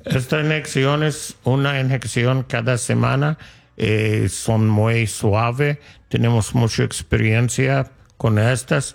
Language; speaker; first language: Spanish; non-native, fluent; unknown